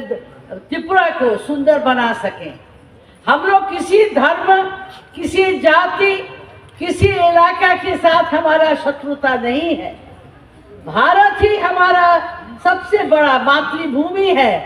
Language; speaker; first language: Hindi; non-native, local second language; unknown